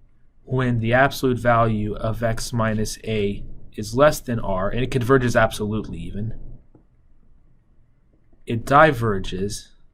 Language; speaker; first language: English; native; English